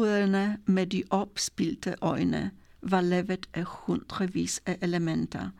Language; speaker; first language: Danish; non-native, fluent; Polish